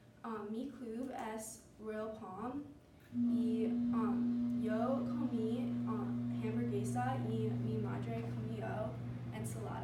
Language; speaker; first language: Spanish; non-native, learner; English